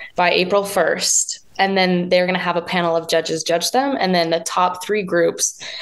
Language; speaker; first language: English; native; English